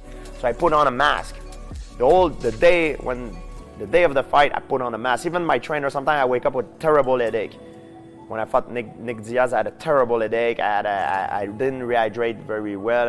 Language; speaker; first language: English; non-native, local second language; French